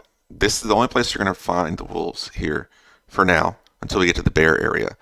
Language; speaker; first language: English; native; English